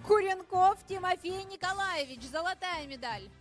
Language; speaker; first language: Russian; native; Russian